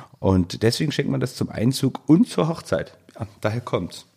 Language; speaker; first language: German; native; German